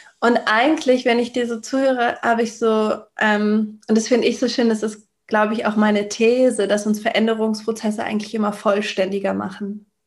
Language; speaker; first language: German; native; German